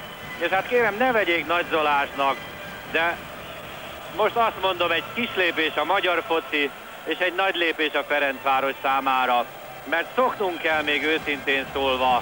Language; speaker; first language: Hungarian; native; Hungarian